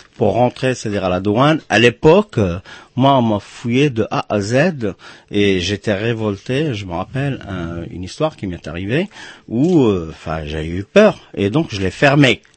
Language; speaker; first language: French; non-native, local second language; Arabic